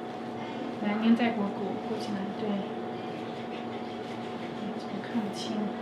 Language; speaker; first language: Chinese; native; Chinese